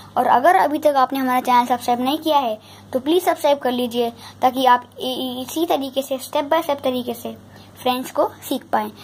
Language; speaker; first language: Hindi; native; Hindi